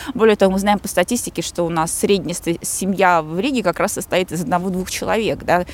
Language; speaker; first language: Russian; native; Russian